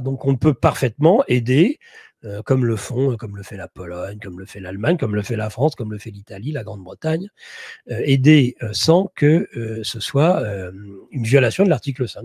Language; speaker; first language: French; native; French